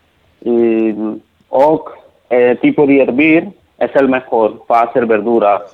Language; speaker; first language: Spanish; non-native, learner; Nepali